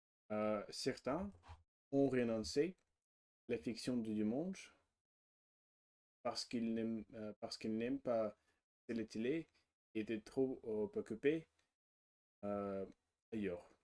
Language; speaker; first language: French; non-native, learner; Russian